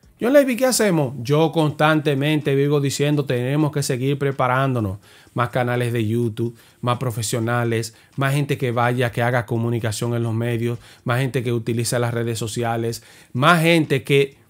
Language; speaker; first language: Spanish; native; Spanish